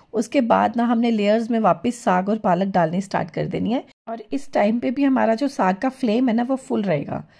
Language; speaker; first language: Hindi; non-native, local second language; Punjabi